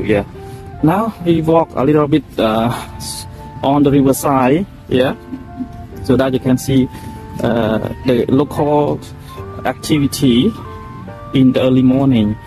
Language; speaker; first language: English; non-native, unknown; Khmer